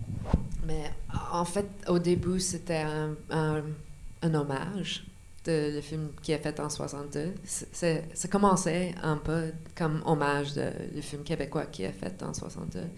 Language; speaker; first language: French; non-native, local second language; English